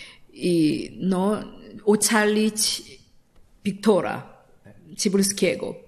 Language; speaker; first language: Polish; non-native, learner; Korean